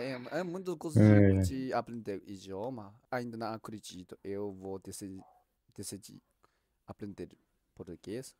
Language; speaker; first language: Portuguese; non-native, learner; Chinese